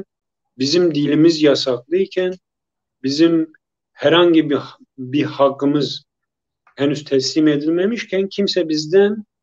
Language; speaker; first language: Turkish; non-native, local second language; Kurdish